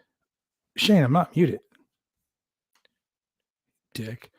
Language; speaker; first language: English; native; English